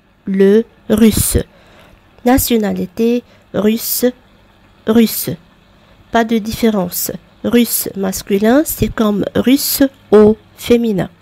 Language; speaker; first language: French; non-native, fluent; Arabic